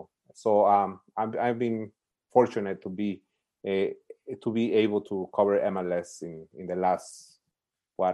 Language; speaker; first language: English; native; English